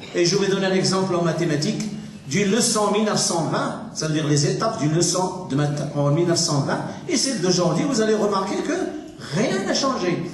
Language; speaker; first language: French; non-native, local second language; Arabic